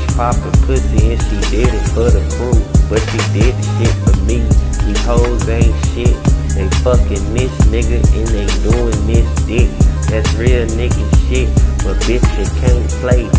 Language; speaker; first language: English; native; English